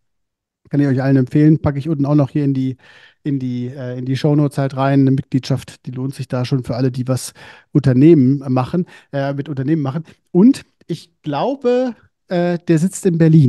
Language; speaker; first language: German; native; German